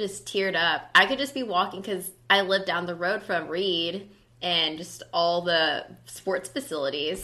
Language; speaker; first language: English; native; English